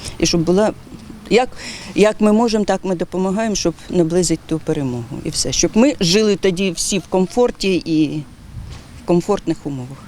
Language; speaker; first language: Ukrainian; native; Ukrainian